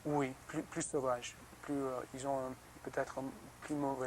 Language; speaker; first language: French; non-native, learner; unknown